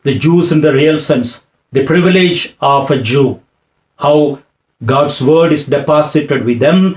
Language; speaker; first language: English; non-native, local second language; Tamil